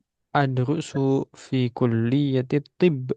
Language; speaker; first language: Arabic; non-native, fluent; Indonesian